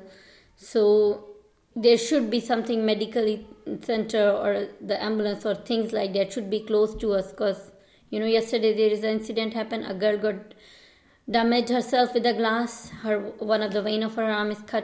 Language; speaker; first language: English; non-native, local second language; Urdu